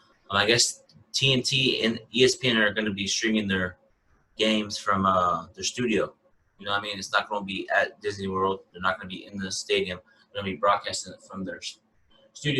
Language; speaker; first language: English; native; English